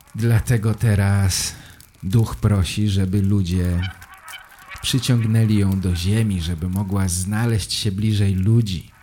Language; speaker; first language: Polish; native; Polish